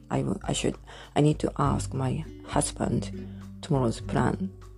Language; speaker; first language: English; non-native, fluent; Japanese